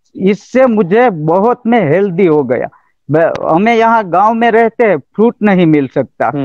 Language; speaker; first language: Hindi; non-native, local second language; Gujarati